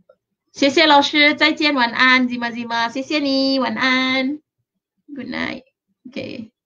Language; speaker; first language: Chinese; non-native, local second language; Malay